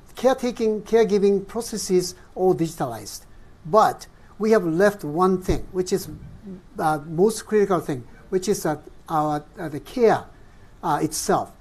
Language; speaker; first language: English; non-native, fluent; Japanese